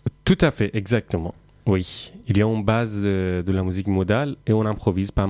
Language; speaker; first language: French; non-native, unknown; Persian